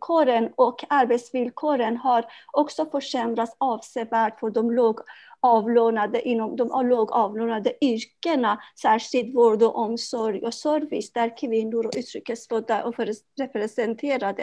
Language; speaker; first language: Swedish; non-native, fluent; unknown